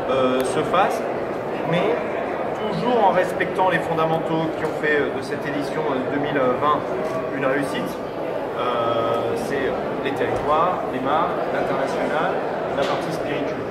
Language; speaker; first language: French; native; French